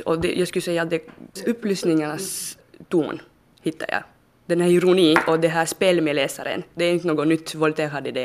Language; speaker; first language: Swedish; non-native, fluent; French